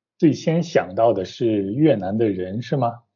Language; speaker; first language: Chinese; native; Chinese